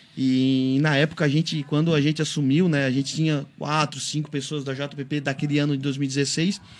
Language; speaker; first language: Portuguese; native; Portuguese